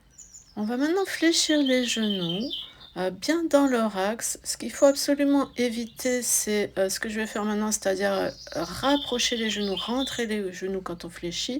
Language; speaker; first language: French; native; French